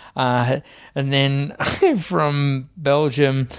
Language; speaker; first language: English; native; English